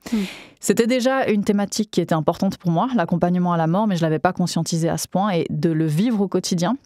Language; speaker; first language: French; native; French